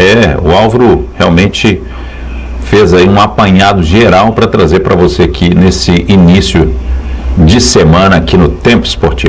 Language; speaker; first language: Portuguese; native; Portuguese